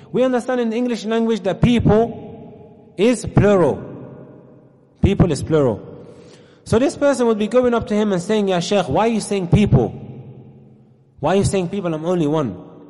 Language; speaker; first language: English; native; English